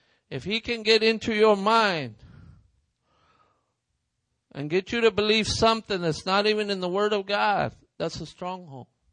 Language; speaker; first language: English; early bilingual, other home language; Spanish